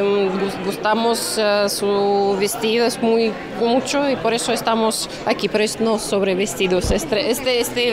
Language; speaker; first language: Spanish; non-native, learner; Russian